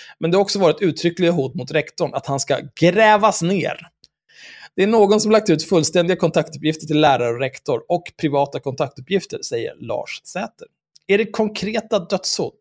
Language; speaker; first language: Swedish; native; Swedish